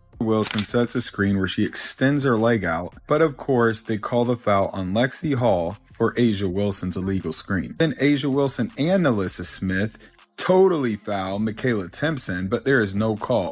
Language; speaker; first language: English; native; English